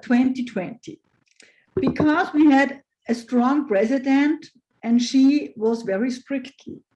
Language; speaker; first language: English; non-native, fluent; German